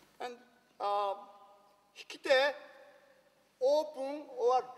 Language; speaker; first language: English; non-native, learner; Japanese